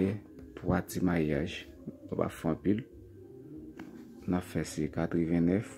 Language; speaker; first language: French; non-native, learner; Haitian Creole